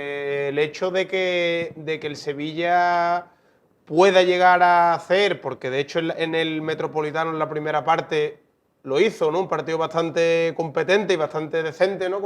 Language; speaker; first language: Spanish; native; Spanish